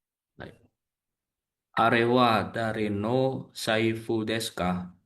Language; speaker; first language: Japanese; non-native, learner; Indonesian